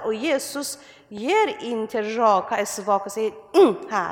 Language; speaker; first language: Swedish; non-native, learner; Persian